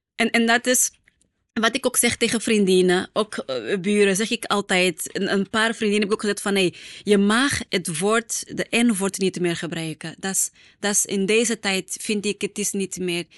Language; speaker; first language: Dutch; non-native, fluent; Portuguese